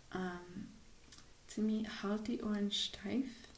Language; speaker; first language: German; non-native, fluent; English